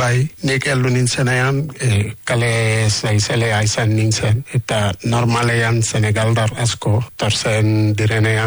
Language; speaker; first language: Basque; non-native, learner; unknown